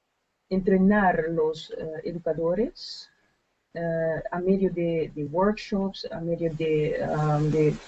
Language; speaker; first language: Spanish; non-native, learner; Dutch